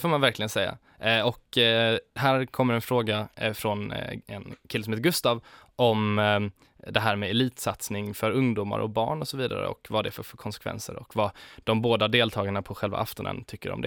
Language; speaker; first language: Swedish; native; Swedish